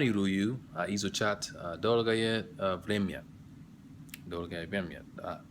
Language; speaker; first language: Russian; non-native, learner; English